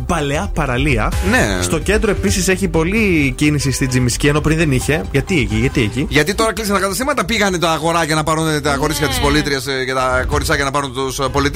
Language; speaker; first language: Greek; native; Greek